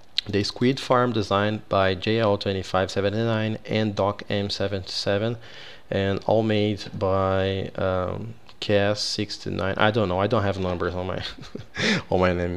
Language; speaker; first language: English; non-native, fluent; Portuguese